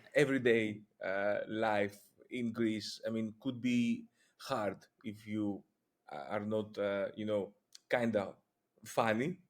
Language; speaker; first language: English; non-native, fluent; Greek